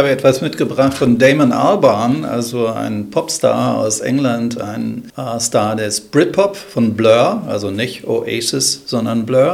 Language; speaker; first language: German; native; German